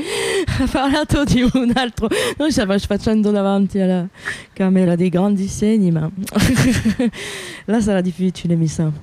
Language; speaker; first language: Italian; non-native, fluent; French